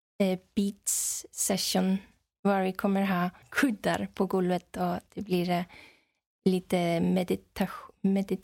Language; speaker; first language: Swedish; non-native, fluent; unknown